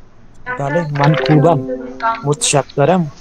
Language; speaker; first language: Persian; non-native, learner; Urdu